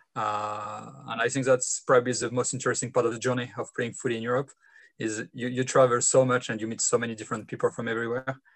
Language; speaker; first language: English; non-native, fluent; French